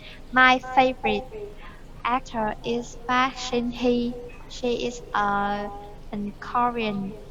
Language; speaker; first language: English; non-native, learner; Vietnamese